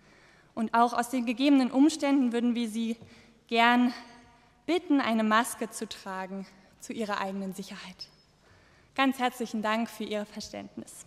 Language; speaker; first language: German; native; German